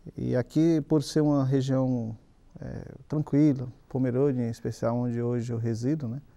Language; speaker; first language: Portuguese; native; Portuguese